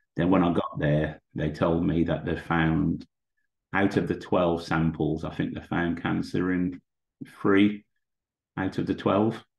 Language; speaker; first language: English; native; English